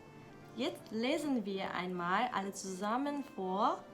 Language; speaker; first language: German; non-native, learner; Korean